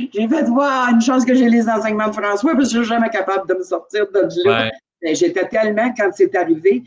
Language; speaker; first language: French; native; French